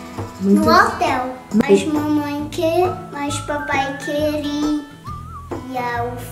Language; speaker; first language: Portuguese; early bilingual, heritage; Portuguese